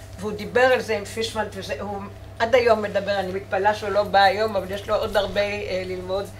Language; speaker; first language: Hebrew; native; Hebrew